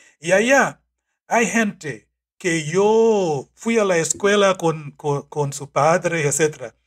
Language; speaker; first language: Spanish; non-native, fluent; English